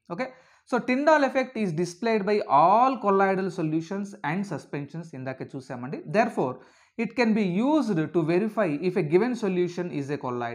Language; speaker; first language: English; non-native, local second language; Telugu